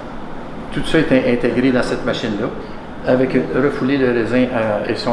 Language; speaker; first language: French; native; French